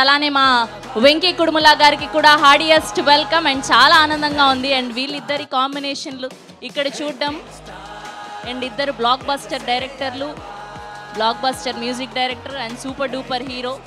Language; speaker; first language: Telugu; native; Telugu